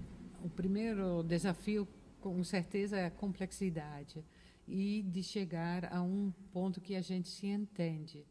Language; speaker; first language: Portuguese; non-native, fluent; Dutch